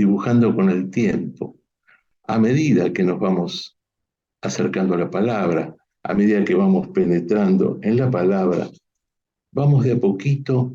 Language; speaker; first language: Spanish; native; Spanish